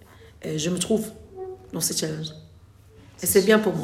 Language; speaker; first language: French; non-native, local second language; Arabic